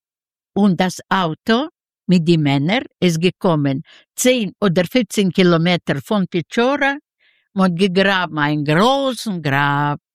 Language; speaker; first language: German; non-native, learner; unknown